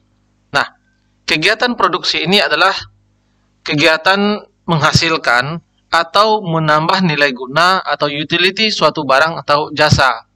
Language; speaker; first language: Indonesian; native; Indonesian